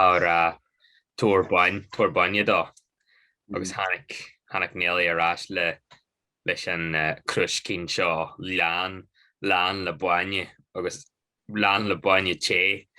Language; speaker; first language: Irish; native; Irish